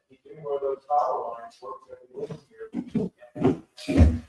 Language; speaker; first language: English; native; English